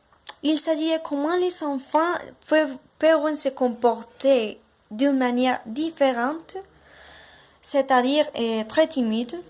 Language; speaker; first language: French; non-native, learner; Spanish